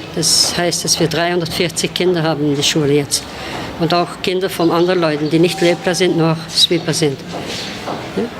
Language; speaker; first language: German; non-native, fluent; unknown